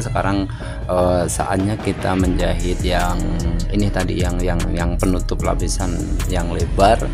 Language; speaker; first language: Indonesian; native; Indonesian